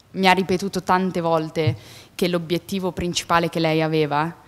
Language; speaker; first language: Italian; native; Italian